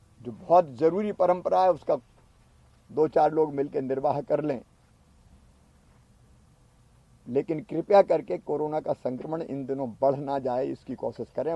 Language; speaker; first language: Hindi; native; Hindi